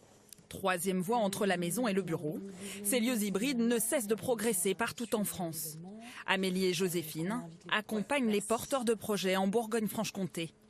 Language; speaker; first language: French; native; French